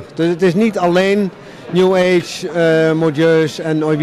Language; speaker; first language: Dutch; native; Dutch